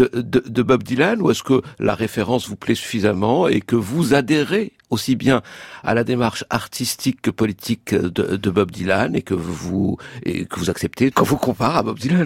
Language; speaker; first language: French; native; French